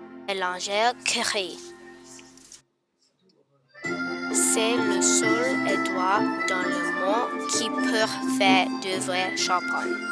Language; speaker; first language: French; non-native, learner; English